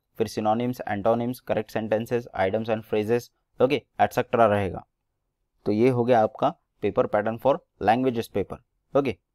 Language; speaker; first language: Hindi; non-native, local second language; Marathi